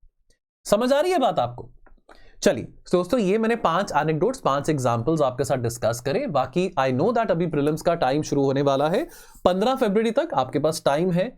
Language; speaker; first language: Hindi; native; Hindi